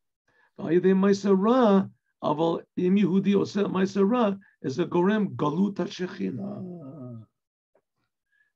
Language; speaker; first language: Hebrew; non-native, fluent; English